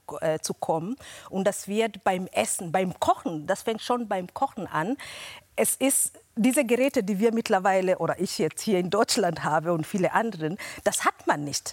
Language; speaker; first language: German; non-native, fluent; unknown